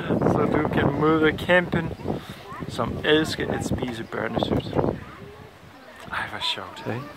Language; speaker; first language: Danish; non-native, fluent; English